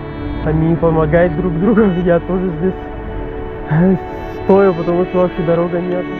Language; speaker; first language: Russian; non-native, learner; Pashto